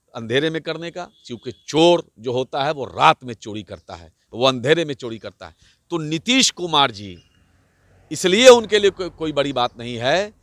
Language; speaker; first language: Hindi; native; Hindi